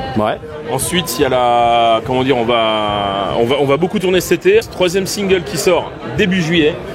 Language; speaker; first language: French; native; French